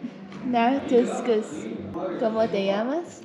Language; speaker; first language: Spanish; non-native, learner; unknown